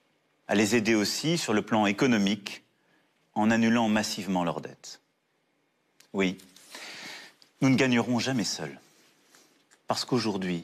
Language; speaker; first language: French; native; French